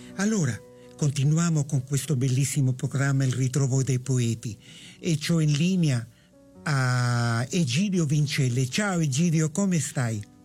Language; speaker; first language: Italian; early bilingual, heritage; Italian